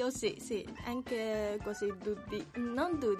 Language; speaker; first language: Italian; non-native, learner; Chinese